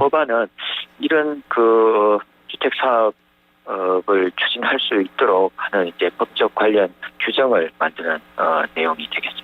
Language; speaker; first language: Korean; native; Korean